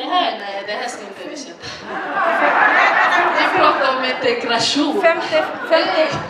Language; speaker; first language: Swedish; non-native, fluent; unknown